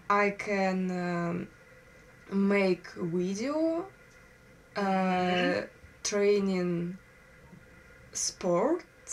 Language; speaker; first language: English; non-native, learner; Russian